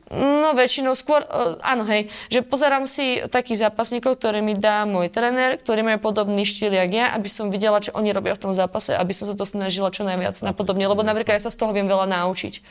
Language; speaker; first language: Slovak; native; Slovak